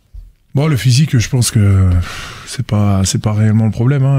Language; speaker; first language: French; native; French